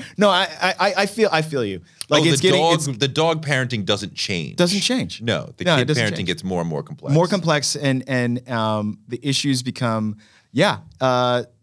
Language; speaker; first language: English; native; English